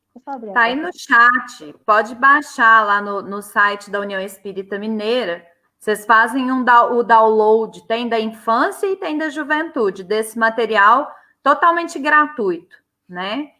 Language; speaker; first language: Portuguese; native; Portuguese